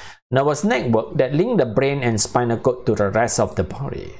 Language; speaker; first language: English; non-native, local second language; Chinese